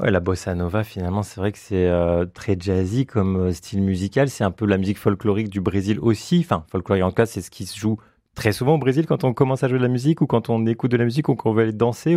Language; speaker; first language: French; native; French